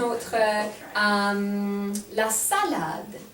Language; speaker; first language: French; non-native, fluent; English